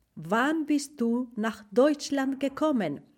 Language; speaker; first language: German; non-native, fluent; Spanish